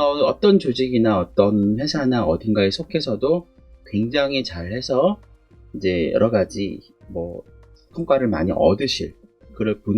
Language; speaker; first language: Korean; native; Korean